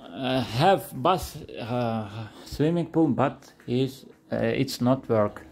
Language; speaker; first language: English; non-native, learner; Russian